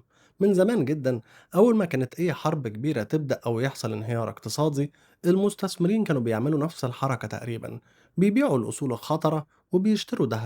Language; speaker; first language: Arabic; native; Arabic